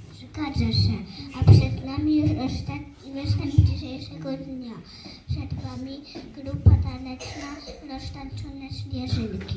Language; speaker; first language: Polish; native; Polish